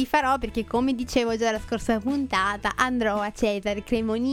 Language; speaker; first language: Italian; native; Italian